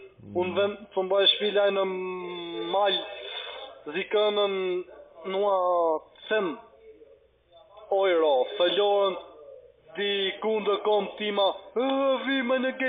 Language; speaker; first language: German; non-native, learner; Albanian